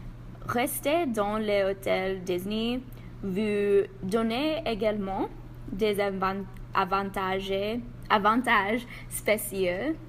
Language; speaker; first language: French; non-native, learner; English